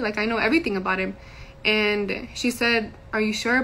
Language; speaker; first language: English; early bilingual, other home language; Punjabi